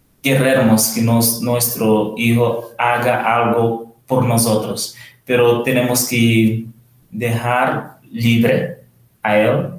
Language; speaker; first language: Spanish; non-native, learner; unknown